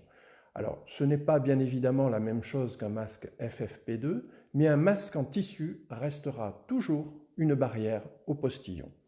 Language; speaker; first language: French; native; French